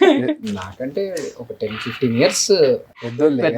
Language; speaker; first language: Telugu; native; Telugu